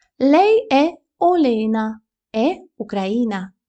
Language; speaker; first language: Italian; non-native, fluent; Ukrainian